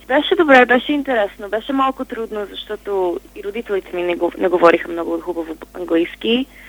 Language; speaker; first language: Bulgarian; early bilingual, heritage; Bulgarian